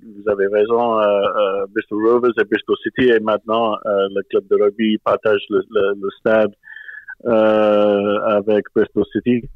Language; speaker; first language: French; non-native, fluent; English